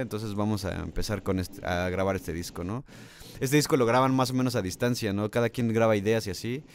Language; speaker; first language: Spanish; native; Spanish